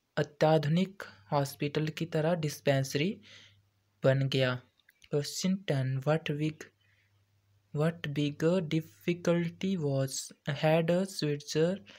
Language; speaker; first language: Hindi; native; Hindi